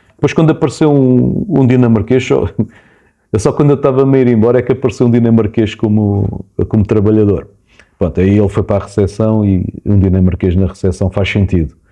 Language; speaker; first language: Portuguese; native; Portuguese